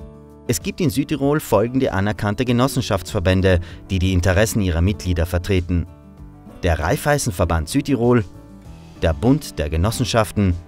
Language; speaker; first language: German; native; German